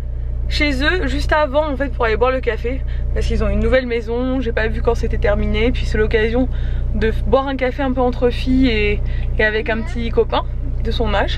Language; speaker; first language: French; native; French